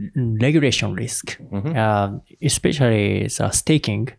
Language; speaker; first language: English; non-native, learner; Japanese